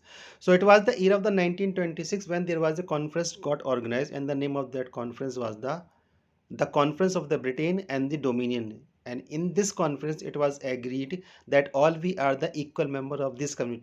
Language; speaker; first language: English; non-native, local second language; Hindi